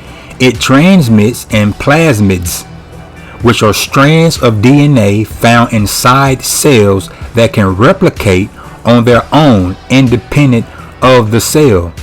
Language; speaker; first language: English; native; English